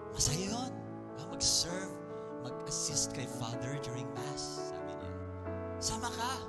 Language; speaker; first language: Filipino; non-native, local second language; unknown